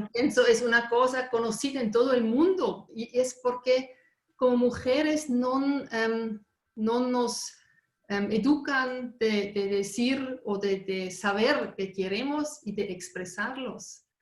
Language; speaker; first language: Spanish; non-native, fluent; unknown